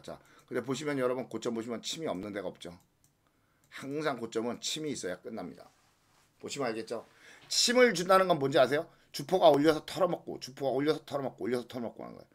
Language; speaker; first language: Korean; native; Korean